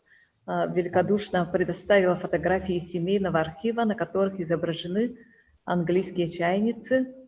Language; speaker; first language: Russian; native; Russian